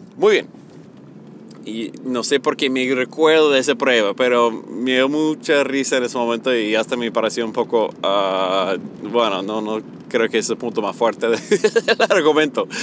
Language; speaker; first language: Spanish; early bilingual, heritage; Spanish